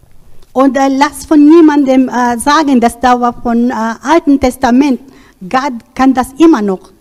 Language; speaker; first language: German; non-native, learner; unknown